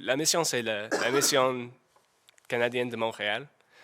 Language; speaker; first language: French; non-native, learner; English